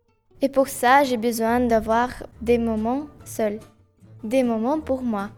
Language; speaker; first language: French; non-native, learner; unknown